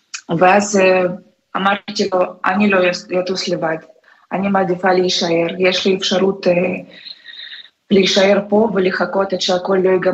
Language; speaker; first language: Hebrew; non-native, fluent; Russian